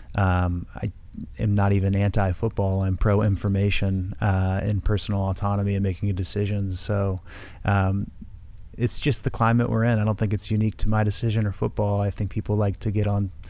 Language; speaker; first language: English; native; English